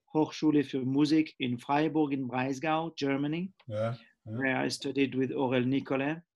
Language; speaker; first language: English; early bilingual, other home language; French